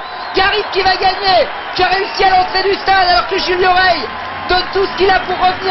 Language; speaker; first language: French; native; French